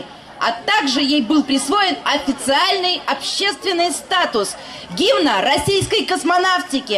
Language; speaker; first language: Russian; native; Russian